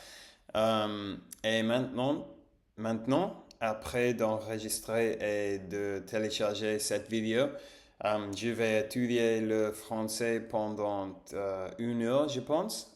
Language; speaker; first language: French; non-native, learner; English